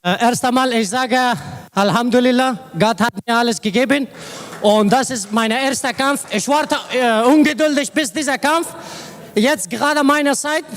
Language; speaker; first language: German; non-native, learner; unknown